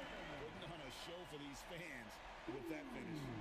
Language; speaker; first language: English; native; English